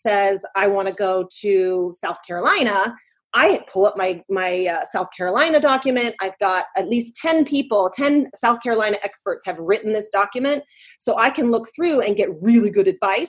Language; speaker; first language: English; native; English